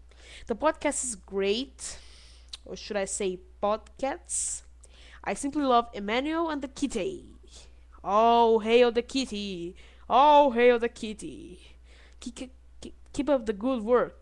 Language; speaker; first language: English; non-native, fluent; Portuguese